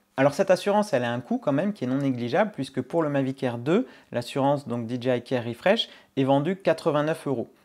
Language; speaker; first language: French; native; French